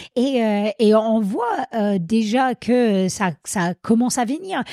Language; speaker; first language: French; non-native, fluent; English